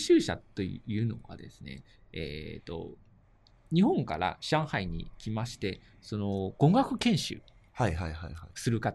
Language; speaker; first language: Japanese; native; Japanese